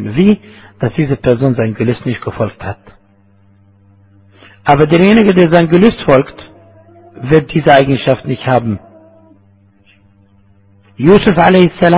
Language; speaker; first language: German; non-native, fluent; Arabic